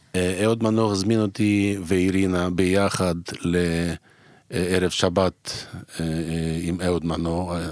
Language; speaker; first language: Hebrew; non-native, fluent; Russian